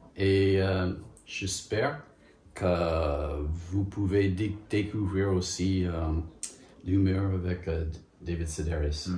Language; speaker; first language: French; non-native, fluent; English